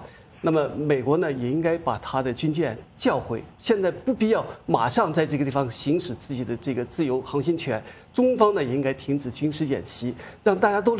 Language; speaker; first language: Chinese; native; Chinese